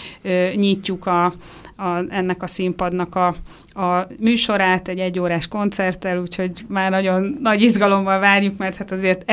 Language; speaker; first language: Hungarian; native; Hungarian